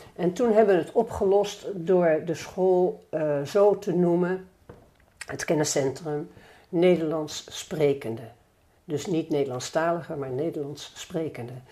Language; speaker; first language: Dutch; native; Dutch